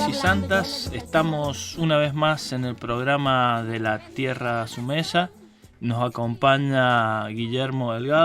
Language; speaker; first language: Spanish; native; Spanish